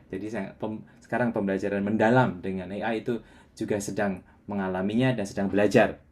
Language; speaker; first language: Indonesian; non-native, local second language; Javanese